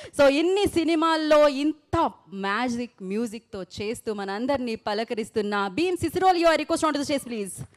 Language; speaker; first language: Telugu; native; Telugu